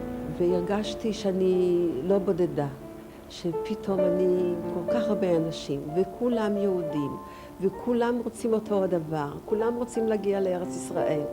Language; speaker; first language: Hebrew; non-native, fluent; Yiddish